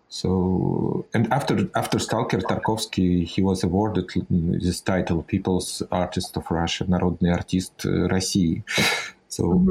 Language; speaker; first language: English; non-native, fluent; Russian